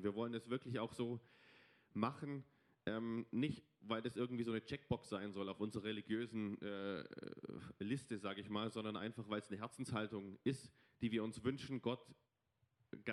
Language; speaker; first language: German; native; German